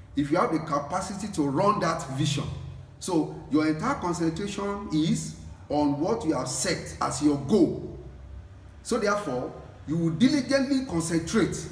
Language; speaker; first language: English; non-native, local second language; Yoruba